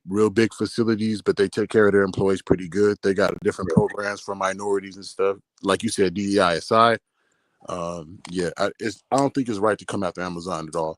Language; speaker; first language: English; native; English